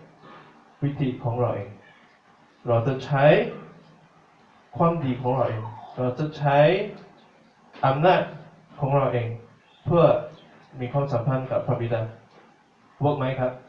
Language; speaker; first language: Thai; non-native, fluent; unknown